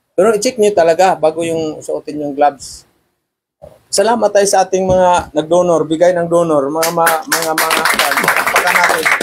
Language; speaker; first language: Filipino; non-native, local second language; Cebuano